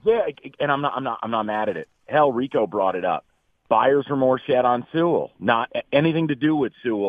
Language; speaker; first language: English; native; English